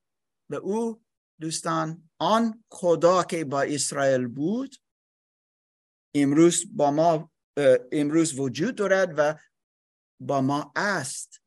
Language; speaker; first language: Persian; non-native, fluent; English